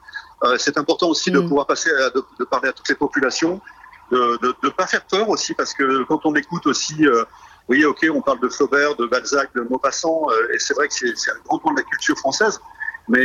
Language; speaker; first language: French; native; French